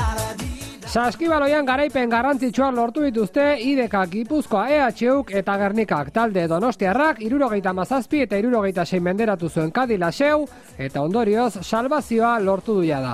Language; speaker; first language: Basque; native; Basque